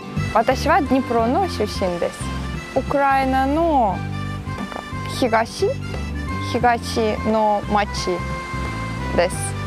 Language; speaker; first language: Japanese; non-native, learner; Ukrainian